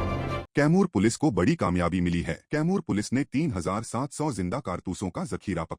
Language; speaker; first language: Hindi; native; Hindi